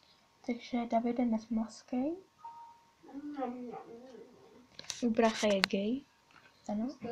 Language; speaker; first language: Czech; early bilingual, heritage; Czech